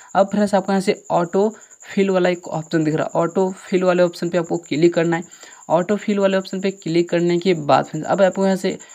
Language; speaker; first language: Hindi; native; Hindi